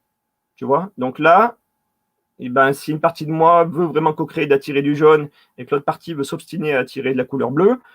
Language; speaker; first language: French; native; French